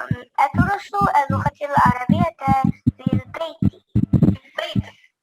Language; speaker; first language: Arabic; non-native, learner; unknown